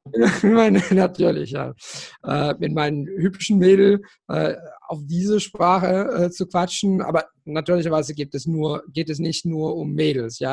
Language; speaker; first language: German; non-native, fluent; Italian